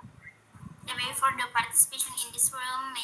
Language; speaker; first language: English; non-native, learner; Indonesian